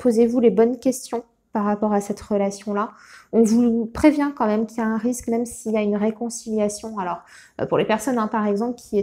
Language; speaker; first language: French; native; French